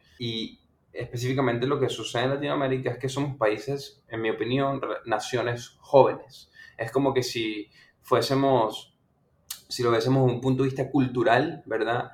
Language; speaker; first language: Spanish; native; Spanish